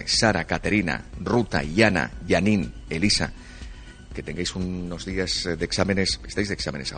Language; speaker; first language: Spanish; native; Spanish